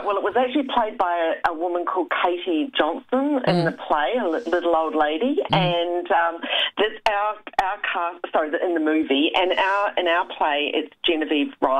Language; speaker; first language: English; native; English